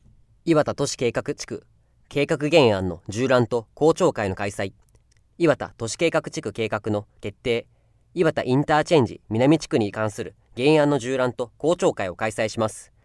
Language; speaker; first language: Japanese; native; Japanese